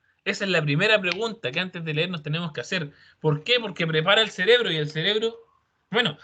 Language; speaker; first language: Spanish; native; Spanish